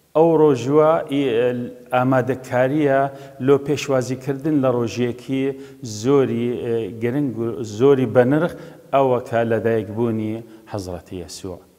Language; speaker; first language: Central Kurdish; non-native, local second language; Assyrian Neo-Aramaic